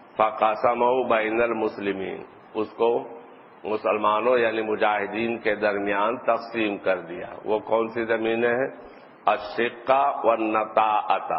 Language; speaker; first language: Urdu; native; Urdu